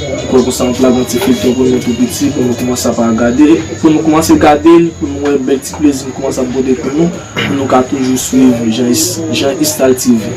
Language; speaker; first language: French; non-native, learner; Haitian Creole